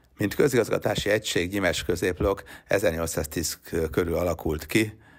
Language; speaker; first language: Hungarian; native; Hungarian